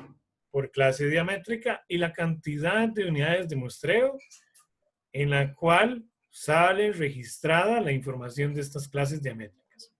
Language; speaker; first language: Spanish; native; Spanish